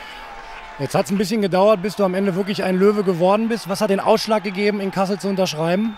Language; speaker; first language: German; native; German